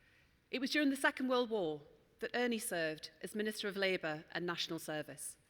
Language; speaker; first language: English; native; English